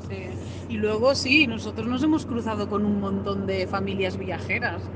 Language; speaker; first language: Spanish; native; Spanish